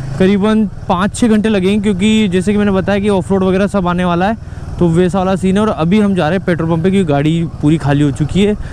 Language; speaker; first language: Hindi; native; Hindi